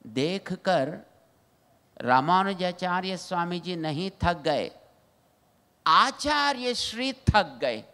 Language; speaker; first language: Hindi; non-native, local second language; Telugu